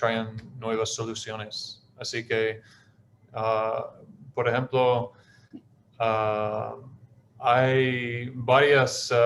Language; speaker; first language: Spanish; non-native, fluent; English